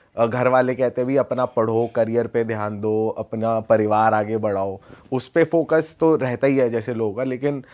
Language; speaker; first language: Hindi; native; Hindi